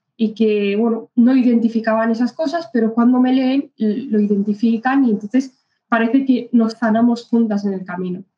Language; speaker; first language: Spanish; early bilingual, other home language; Arabic